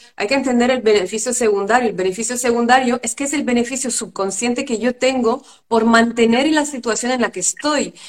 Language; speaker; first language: Spanish; non-native, fluent; French